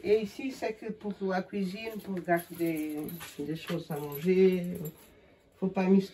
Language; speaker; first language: French; non-native, learner; Portuguese